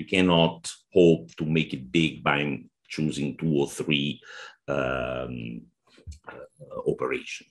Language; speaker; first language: English; non-native, fluent; Italian